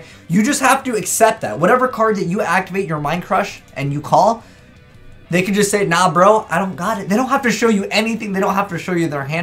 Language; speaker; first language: English; native; English